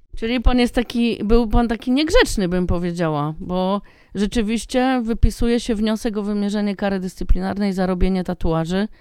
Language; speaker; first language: Polish; native; Polish